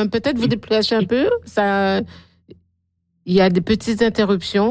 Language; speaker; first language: French; native; French